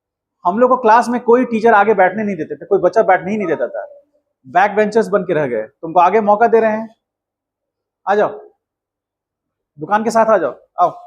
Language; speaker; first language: Hindi; native; Hindi